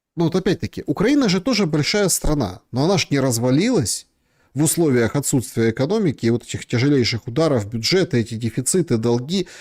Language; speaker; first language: Russian; native; Russian